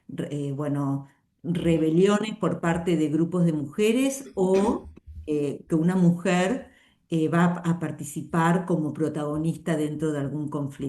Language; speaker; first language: Spanish; native; Spanish